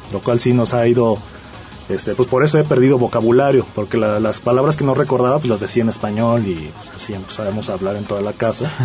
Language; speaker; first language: Spanish; early bilingual, other home language; Japanese